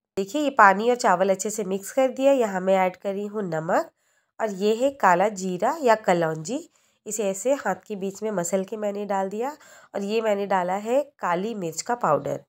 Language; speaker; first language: Hindi; native; Hindi